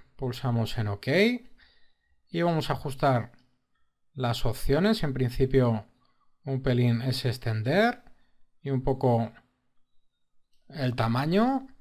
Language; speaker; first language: Spanish; native; Spanish